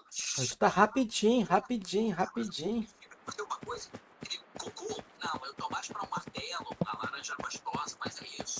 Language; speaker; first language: Portuguese; native; Portuguese